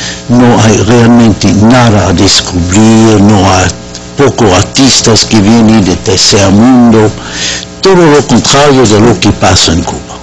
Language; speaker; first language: Spanish; non-native, fluent; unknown